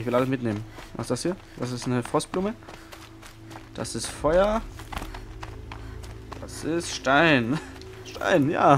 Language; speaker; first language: German; native; German